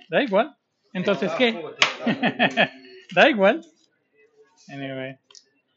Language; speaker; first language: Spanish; non-native, fluent; English